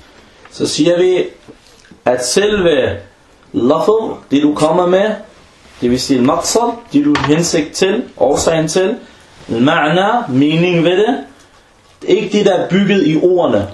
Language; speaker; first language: Danish; early bilingual, other home language; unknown